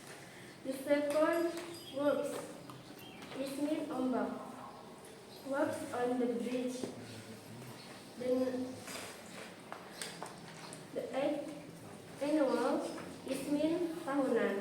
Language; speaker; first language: English; non-native, local second language; Indonesian